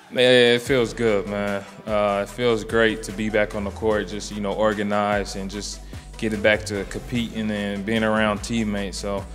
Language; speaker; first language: English; native; English